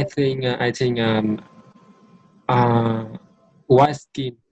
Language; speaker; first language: English; non-native, learner; Vietnamese